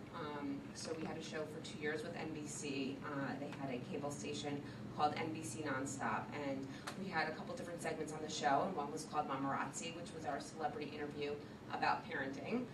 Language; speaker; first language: English; native; English